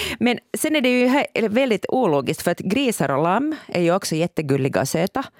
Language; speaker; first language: Swedish; native; Swedish